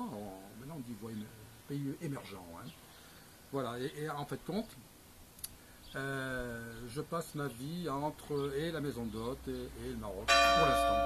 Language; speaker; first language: French; native; French